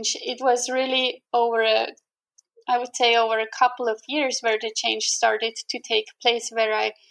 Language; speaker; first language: English; non-native, fluent; Swiss German